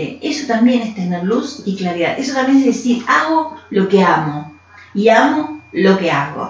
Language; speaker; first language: Spanish; native; Spanish